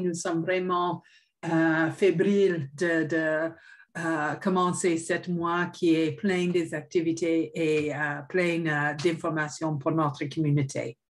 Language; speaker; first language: French; non-native, fluent; English